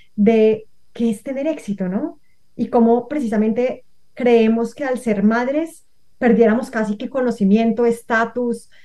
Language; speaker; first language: Spanish; native; Spanish